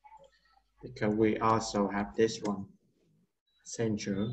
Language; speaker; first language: English; non-native, learner; Vietnamese